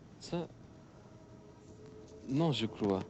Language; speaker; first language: French; non-native, learner; Uzbek